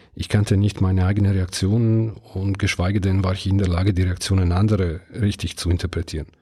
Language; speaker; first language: German; non-native, local second language; Italian